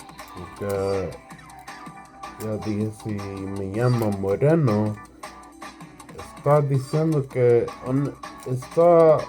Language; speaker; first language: Spanish; non-native, learner; English